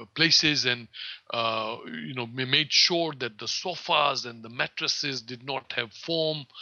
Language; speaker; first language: English; non-native, local second language; Gujarati